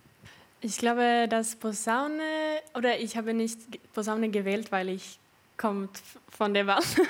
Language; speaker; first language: German; non-native, learner; Swedish